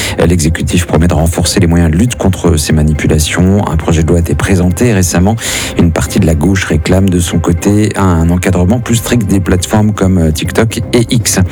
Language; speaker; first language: French; native; French